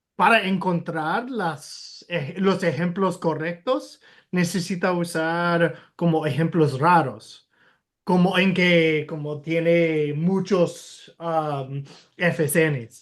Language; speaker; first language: Spanish; non-native, learner; English